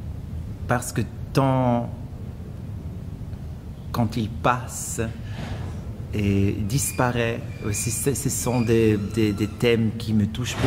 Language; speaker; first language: French; non-native, fluent; German